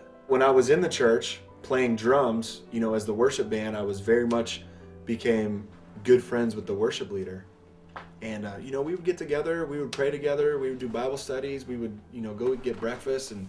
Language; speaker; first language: English; native; English